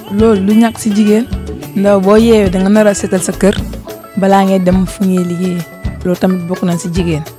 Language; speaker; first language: Wolof; non-native, local second language; Jola-Fonyi